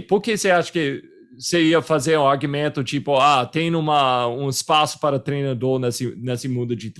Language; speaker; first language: Portuguese; non-native, fluent; English